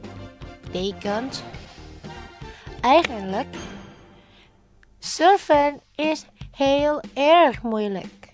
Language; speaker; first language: Dutch; non-native, learner; Indonesian